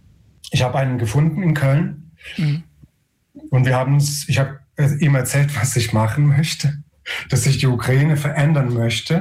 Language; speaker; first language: German; non-native, fluent; Ukrainian